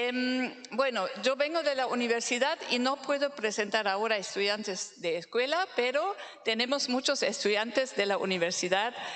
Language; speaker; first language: Spanish; non-native, fluent; German